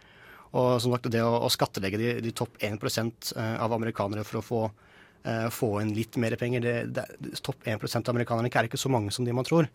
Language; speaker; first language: Norwegian; native; Norwegian